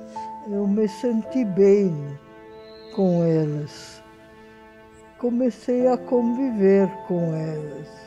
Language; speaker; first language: Portuguese; non-native, fluent; Hungarian